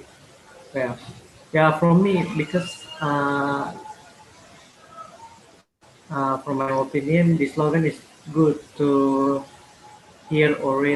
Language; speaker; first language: English; non-native, learner; Malay